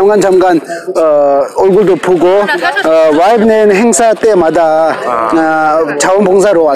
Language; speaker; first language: Korean; non-native, fluent; Tibetan